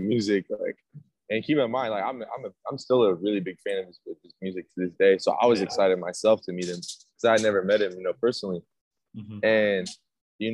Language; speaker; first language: English; native; English